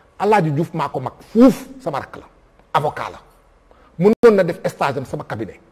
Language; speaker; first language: Wolof; non-native, local second language; Fula